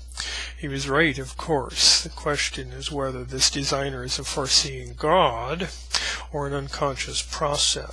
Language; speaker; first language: English; native; English